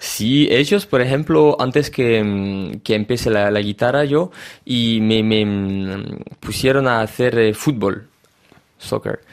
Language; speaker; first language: Spanish; early bilingual, heritage; French